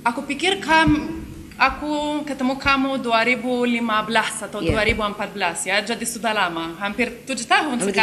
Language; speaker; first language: Indonesian; non-native, learner; Lithuanian